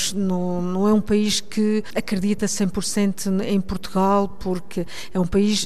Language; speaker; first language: Portuguese; early bilingual, heritage; Portuguese